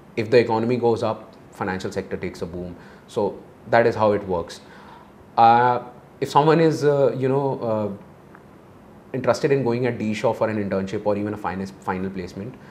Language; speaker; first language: English; non-native, local second language; Hindi